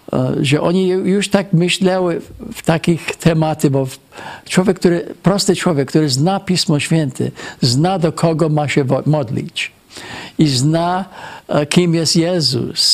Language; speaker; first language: Polish; early bilingual, heritage; Polish